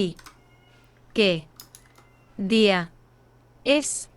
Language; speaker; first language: Spanish; non-native, learner; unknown